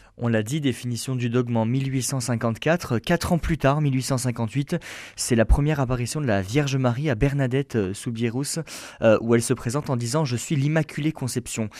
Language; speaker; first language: French; native; French